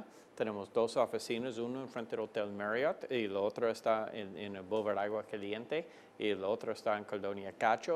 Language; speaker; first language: Spanish; non-native, fluent; English